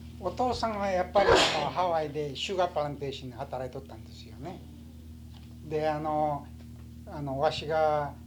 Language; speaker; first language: Japanese; early bilingual, heritage; Japanese